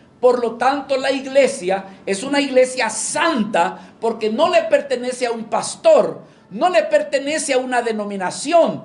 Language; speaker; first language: Spanish; native; Spanish